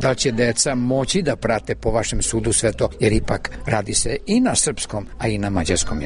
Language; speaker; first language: Serbian; native; Serbian